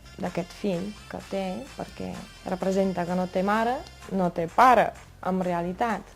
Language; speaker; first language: Catalan; non-native, fluent; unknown